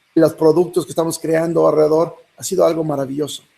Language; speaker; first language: Spanish; early bilingual, other home language; English